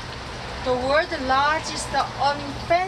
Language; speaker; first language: English; non-native, learner; Korean